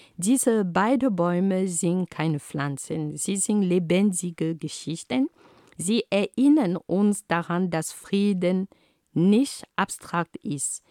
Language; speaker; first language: German; non-native, fluent; Ghomala